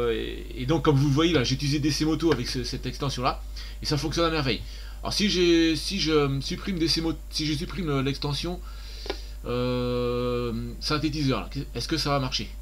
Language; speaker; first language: French; native; French